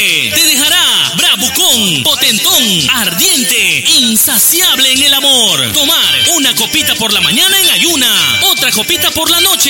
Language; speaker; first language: Spanish; native; Spanish